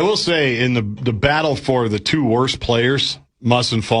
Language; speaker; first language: English; native; English